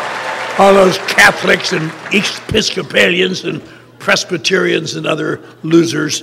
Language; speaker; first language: English; native; English